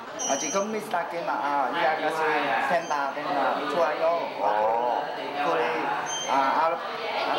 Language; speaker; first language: Korean; non-native, learner; Filipino